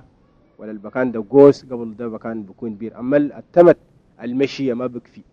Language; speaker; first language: Arabic; native; Arabic